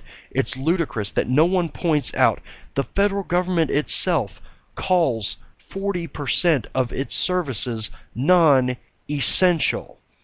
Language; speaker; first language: English; native; English